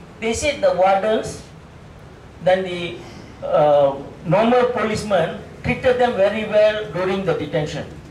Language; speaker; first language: English; non-native, local second language; Tamil